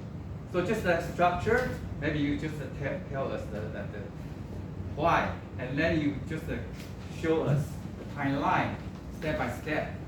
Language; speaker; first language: English; non-native, local second language; Chinese